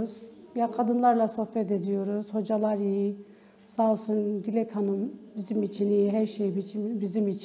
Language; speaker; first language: Turkish; non-native, local second language; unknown